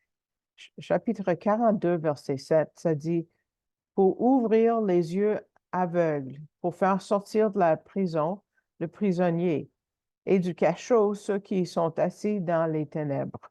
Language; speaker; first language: French; native; French